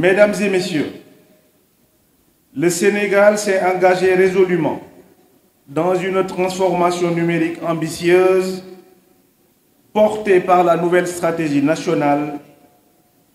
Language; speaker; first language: French; non-native, local second language; Wolof